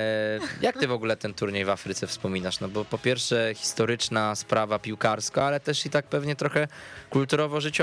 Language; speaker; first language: Polish; native; Polish